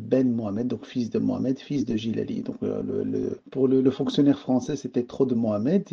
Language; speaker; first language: French; early bilingual, other home language; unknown